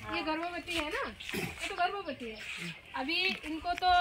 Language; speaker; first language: Hindi; non-native, local second language; Bangla